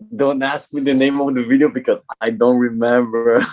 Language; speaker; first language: English; non-native, learner; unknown